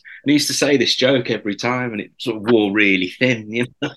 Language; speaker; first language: English; native; English